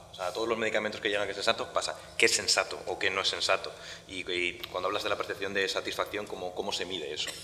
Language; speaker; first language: Spanish; native; Spanish